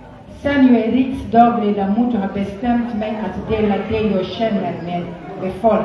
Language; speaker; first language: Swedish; non-native, learner; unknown